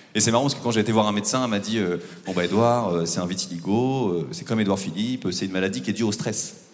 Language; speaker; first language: French; native; French